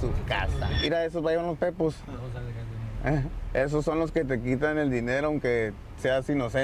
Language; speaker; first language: Spanish; native; Spanish